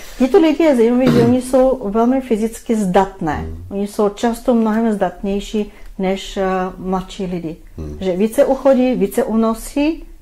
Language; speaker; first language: Czech; non-native, fluent; Bulgarian